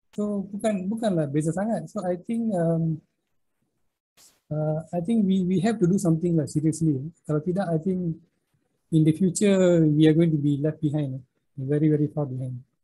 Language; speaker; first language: English; non-native, local second language; Malay